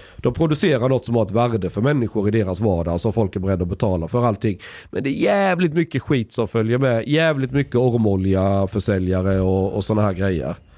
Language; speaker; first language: Swedish; native; Swedish